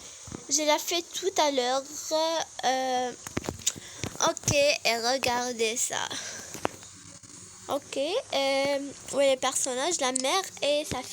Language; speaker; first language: French; non-native, learner; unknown